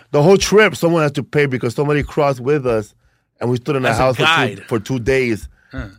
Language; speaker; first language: English; early bilingual, other home language; Spanish